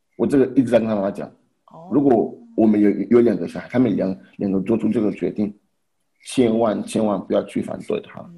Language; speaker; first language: Chinese; non-native, fluent; Haitian Creole